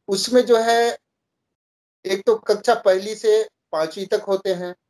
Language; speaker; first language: Hindi; native; Hindi